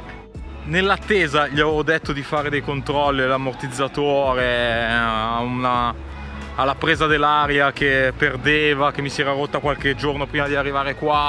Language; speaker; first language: Italian; native; Italian